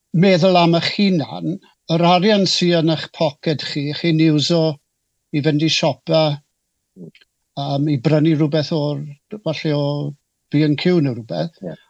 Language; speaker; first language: Welsh; non-native, local second language; English